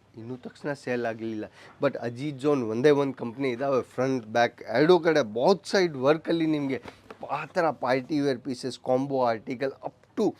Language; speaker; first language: Kannada; non-native, local second language; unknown